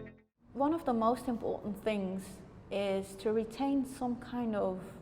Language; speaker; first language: English; non-native, fluent; Dutch